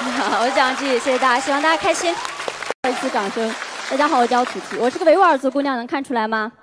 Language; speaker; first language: Chinese; non-native, local second language; Uyghur